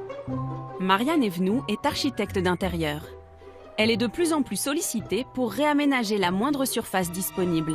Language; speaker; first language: French; native; French